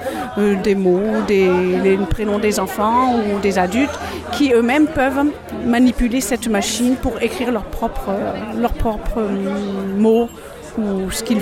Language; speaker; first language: French; native; French